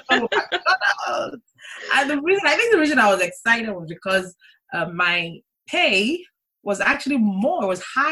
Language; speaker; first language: English; non-native, local second language; Yoruba